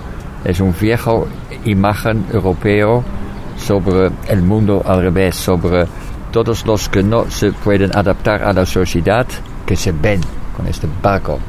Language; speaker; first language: Spanish; non-native, fluent; Dutch